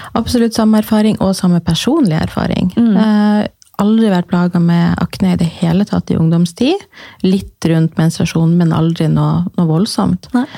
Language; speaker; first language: Norwegian; native; Norwegian